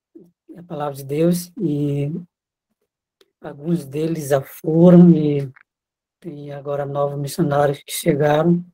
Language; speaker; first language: Portuguese; non-native, local second language; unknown